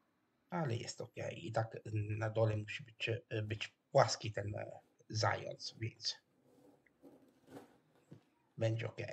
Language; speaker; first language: Polish; non-native, fluent; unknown